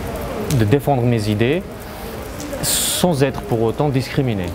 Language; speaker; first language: French; non-native, fluent; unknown